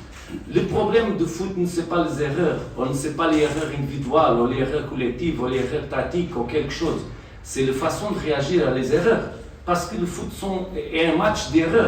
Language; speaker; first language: French; non-native, fluent; Portuguese